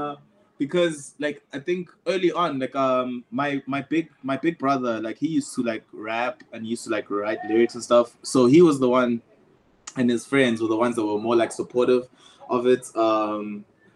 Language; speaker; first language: English; non-native, local second language; Zulu